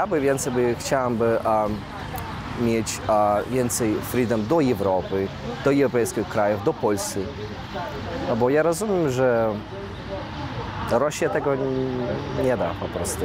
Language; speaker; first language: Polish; non-native, learner; Belarusian